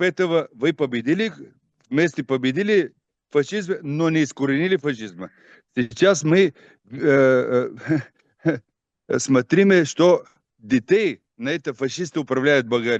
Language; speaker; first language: Russian; non-native, learner; Bulgarian